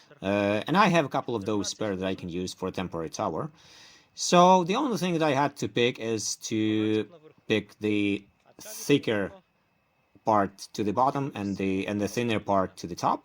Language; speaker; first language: English; non-native, fluent; Ukrainian